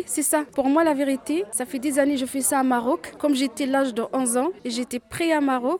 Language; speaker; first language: French; non-native, learner; Arabic